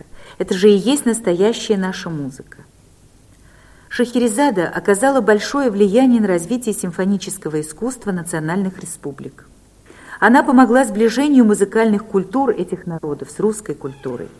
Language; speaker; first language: Russian; native; Russian